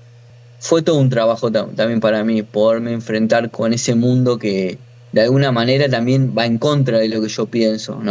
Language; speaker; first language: Spanish; native; Spanish